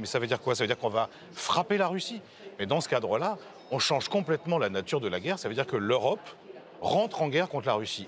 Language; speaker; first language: French; native; French